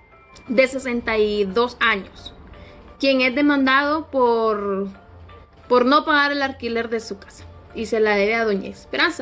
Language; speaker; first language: Spanish; native; Spanish